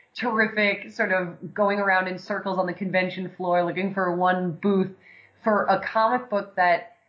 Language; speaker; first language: English; native; English